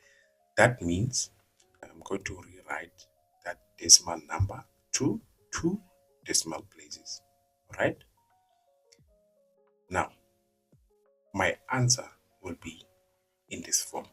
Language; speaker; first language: English; non-native, local second language; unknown